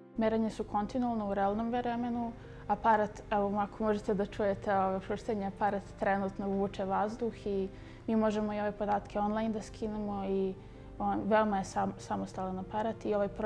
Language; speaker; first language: Serbian; native; Serbian